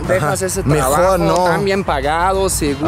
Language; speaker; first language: Spanish; non-native, fluent; German